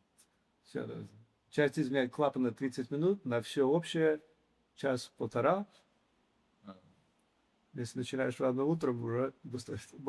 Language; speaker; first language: Russian; early bilingual, heritage; English